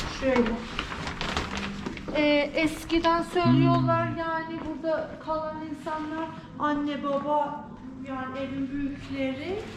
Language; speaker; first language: Turkish; non-native, fluent; Persian